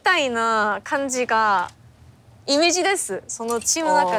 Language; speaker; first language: Japanese; non-native, fluent; Korean